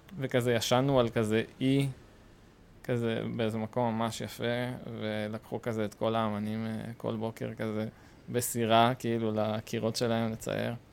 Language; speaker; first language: Hebrew; native; Hebrew